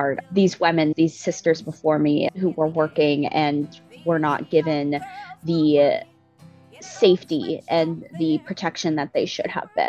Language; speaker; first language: English; native; English